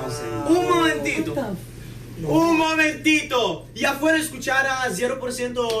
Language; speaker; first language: Spanish; non-native, fluent; Portuguese